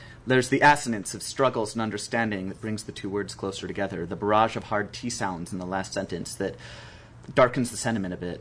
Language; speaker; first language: English; native; English